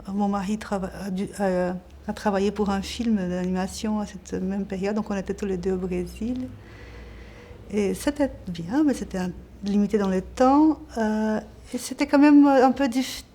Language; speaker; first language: French; non-native, fluent; Portuguese